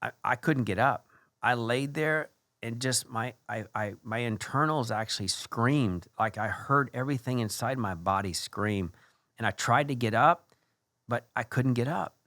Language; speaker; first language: English; native; English